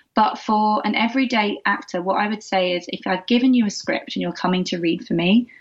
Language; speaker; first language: English; native; English